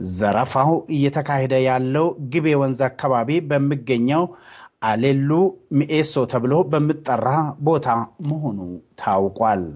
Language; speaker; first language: Amharic; non-native, local second language; Oromo